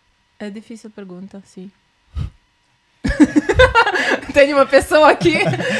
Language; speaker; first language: Portuguese; non-native, fluent; Russian